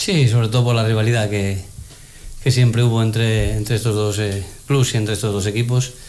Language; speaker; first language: Spanish; native; Spanish